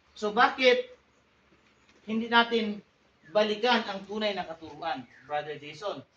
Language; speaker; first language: Filipino; non-native, local second language; Tausug